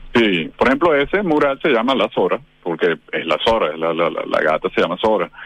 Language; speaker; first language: Spanish; native; Spanish